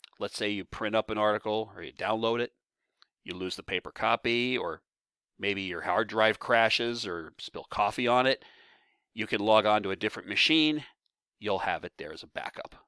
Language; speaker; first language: English; native; English